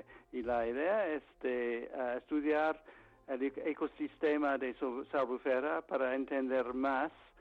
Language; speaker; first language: Spanish; non-native, fluent; English